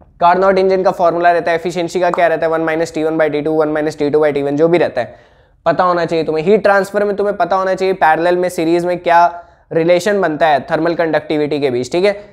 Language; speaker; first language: Hindi; native; Hindi